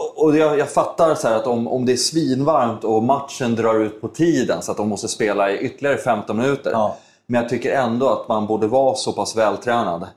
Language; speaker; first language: Swedish; native; Swedish